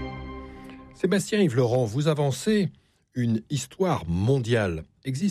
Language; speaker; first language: French; native; French